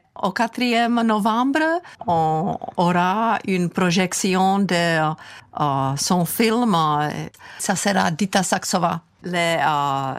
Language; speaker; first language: French; non-native, fluent; Czech